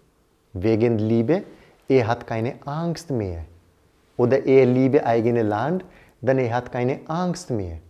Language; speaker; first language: German; non-native, learner; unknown